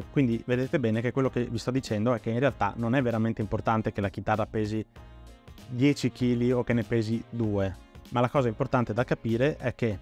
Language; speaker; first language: Italian; native; Italian